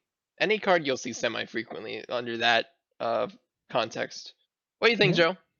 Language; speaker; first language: English; native; English